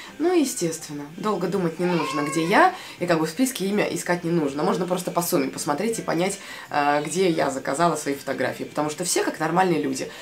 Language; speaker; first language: Russian; non-native, local second language; Latvian